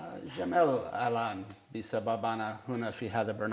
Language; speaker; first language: Arabic; non-native, learner; English